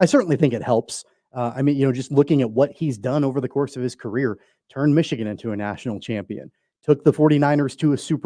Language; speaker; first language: English; native; English